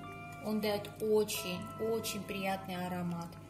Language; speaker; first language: Russian; non-native, fluent; Armenian